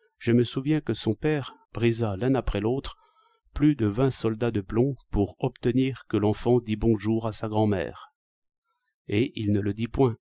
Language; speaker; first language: French; native; French